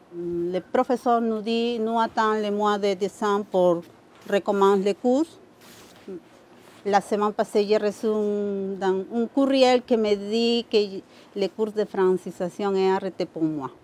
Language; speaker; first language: French; non-native, learner; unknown